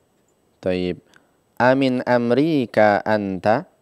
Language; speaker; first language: Arabic; non-native, fluent; Indonesian